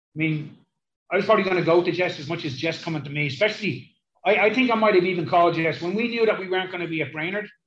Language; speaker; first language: English; native; English